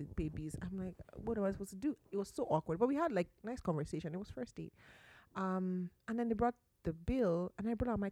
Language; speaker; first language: English; non-native, local second language; Yoruba